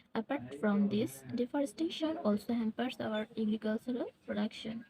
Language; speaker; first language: English; non-native, local second language; Bangla